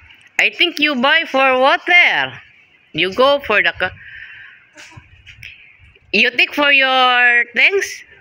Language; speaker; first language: English; non-native, learner; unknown